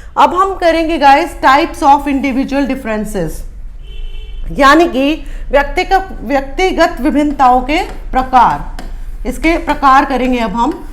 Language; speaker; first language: Hindi; native; Hindi